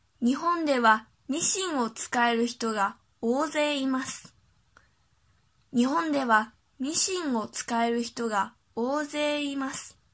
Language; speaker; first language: Japanese; early bilingual, other home language; Chinese